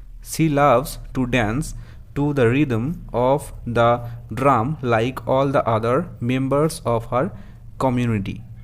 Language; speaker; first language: English; non-native, local second language; Bangla